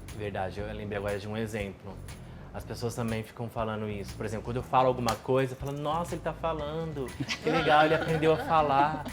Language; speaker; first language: Portuguese; non-native, local second language; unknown